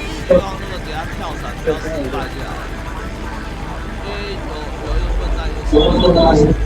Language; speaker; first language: Chinese; native; Chinese